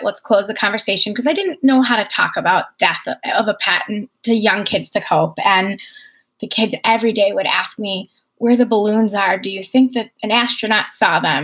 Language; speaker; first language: English; native; English